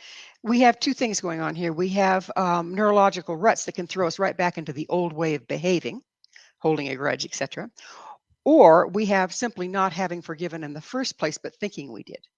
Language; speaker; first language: English; native; English